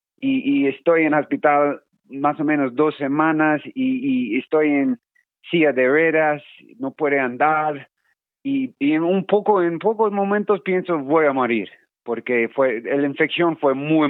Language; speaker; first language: Spanish; non-native, learner; English